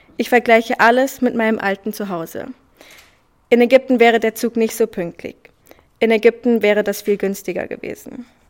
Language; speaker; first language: German; early bilingual, other home language; Swiss German